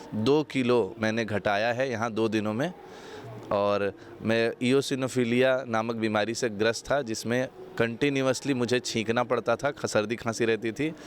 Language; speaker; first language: Hindi; native; Hindi